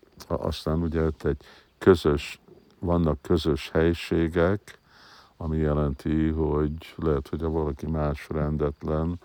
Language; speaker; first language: Hungarian; early bilingual, heritage; Hungarian